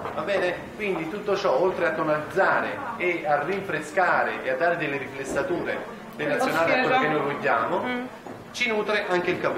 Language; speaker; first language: Italian; native; Italian